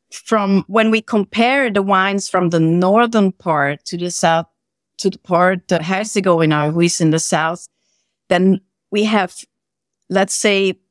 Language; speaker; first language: English; non-native, fluent; German